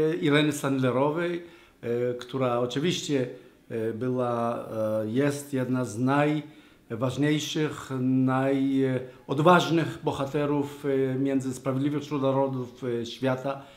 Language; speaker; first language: Polish; non-native, learner; Hebrew